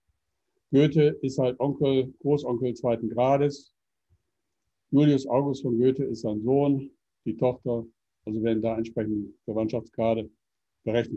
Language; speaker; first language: German; native; German